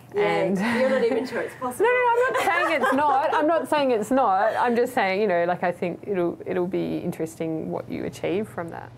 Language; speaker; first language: English; native; English